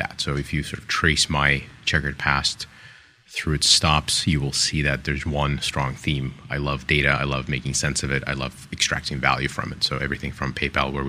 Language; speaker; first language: English; non-native, fluent; Ukrainian